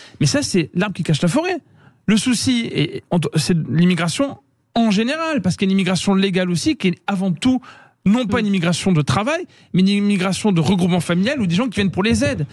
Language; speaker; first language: French; native; French